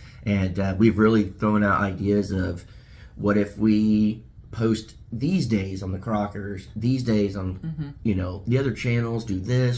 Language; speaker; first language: English; native; English